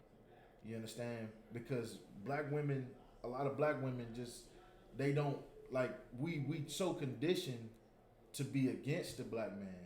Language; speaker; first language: English; native; English